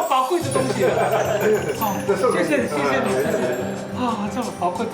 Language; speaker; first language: Chinese; non-native, learner; Korean